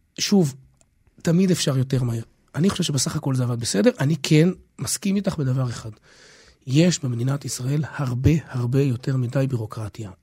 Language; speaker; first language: Hebrew; native; Hebrew